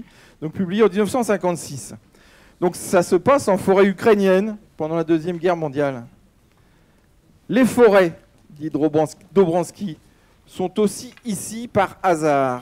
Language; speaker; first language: French; native; French